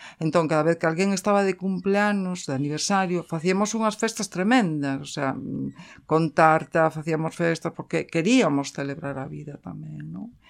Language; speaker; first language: Galician; native; Galician